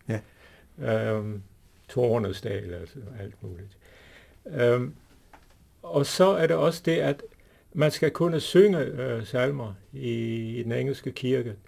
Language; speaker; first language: Danish; non-native, fluent; English